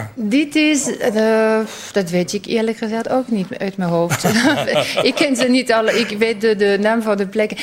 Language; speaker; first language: Dutch; non-native, fluent; French